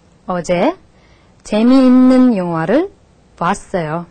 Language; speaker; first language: Korean; non-native, fluent; Russian